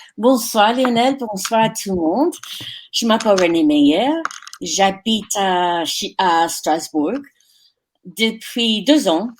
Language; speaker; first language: French; non-native, fluent; English